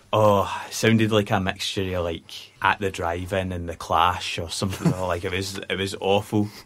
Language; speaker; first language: English; native; English